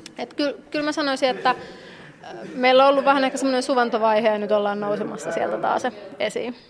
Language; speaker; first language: Finnish; native; Finnish